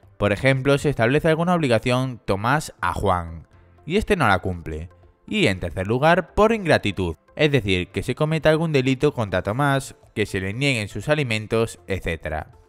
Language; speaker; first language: Spanish; native; Spanish